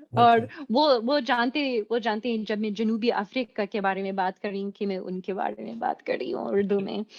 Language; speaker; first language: Hindi; non-native, fluent; English